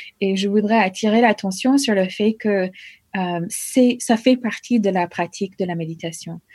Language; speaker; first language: French; non-native, fluent; English